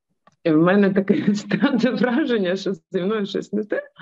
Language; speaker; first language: Ukrainian; non-native, local second language; Russian